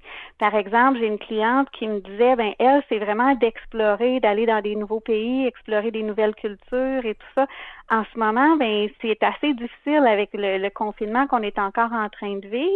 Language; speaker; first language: French; native; French